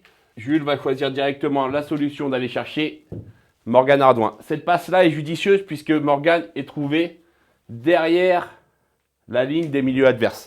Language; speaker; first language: French; native; French